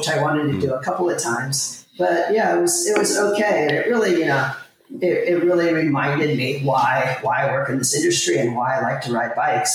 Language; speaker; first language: English; native; English